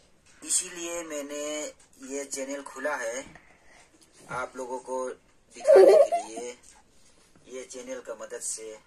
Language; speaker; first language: Hindi; non-native, local second language; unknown